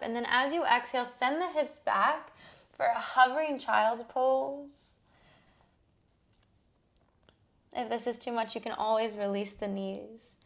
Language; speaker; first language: English; native; English